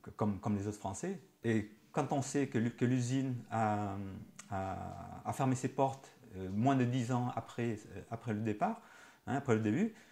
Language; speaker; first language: French; native; French